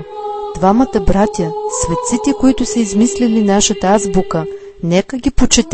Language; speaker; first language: Bulgarian; native; Bulgarian